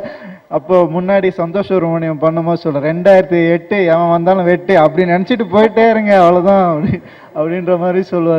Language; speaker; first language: Tamil; native; Tamil